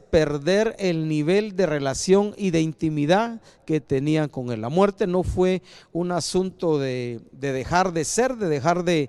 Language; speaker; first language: Spanish; native; Spanish